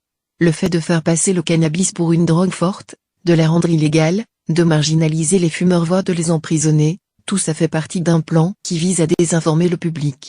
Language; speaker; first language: French; native; French